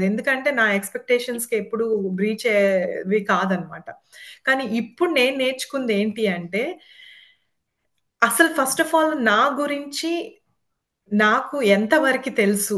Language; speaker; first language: Telugu; native; Telugu